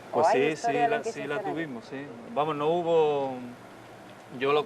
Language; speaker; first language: Spanish; native; Spanish